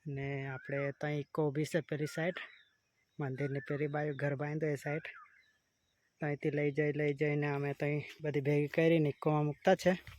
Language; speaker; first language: Gujarati; non-native, local second language; Vasavi